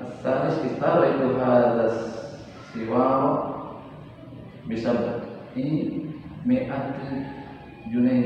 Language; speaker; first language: Arabic; non-native, learner; Indonesian